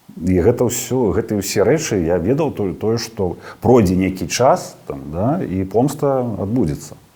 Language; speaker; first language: Belarusian; non-native, local second language; Russian